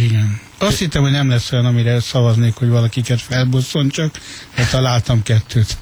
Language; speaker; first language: Hungarian; native; Hungarian